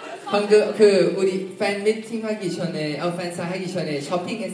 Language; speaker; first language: Korean; non-native, fluent; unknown